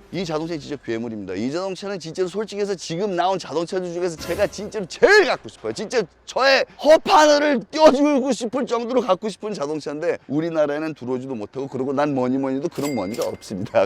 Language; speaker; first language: Korean; early bilingual, heritage; Korean